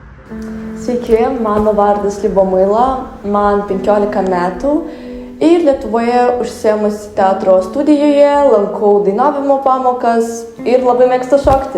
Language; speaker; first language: Lithuanian; non-native, learner; Ukrainian